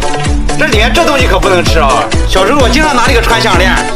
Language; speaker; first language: Chinese; native; Chinese